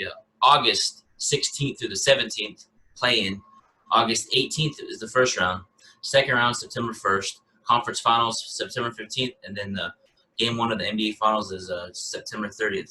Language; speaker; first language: English; native; English